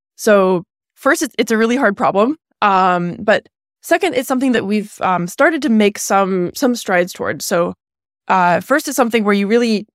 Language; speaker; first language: English; native; English